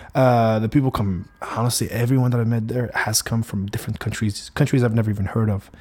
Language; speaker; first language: English; non-native, fluent; Arabic